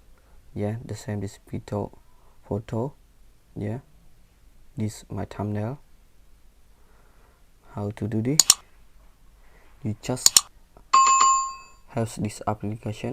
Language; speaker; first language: English; non-native, learner; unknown